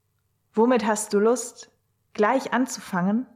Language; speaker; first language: German; native; German